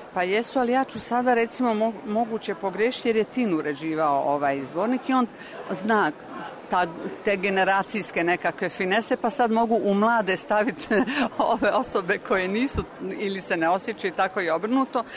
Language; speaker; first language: Croatian; native; Croatian